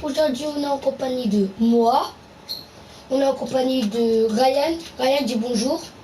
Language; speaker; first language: French; native; French